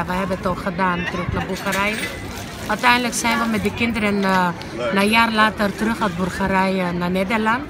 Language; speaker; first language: Dutch; non-native, learner; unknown